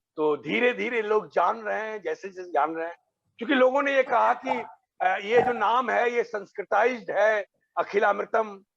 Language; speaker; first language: Hindi; non-native, local second language; Bhojpuri